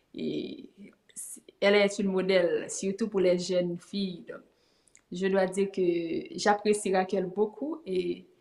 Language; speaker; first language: French; native; French